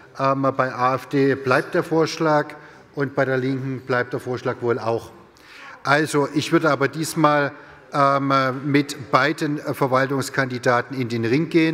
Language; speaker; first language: German; native; German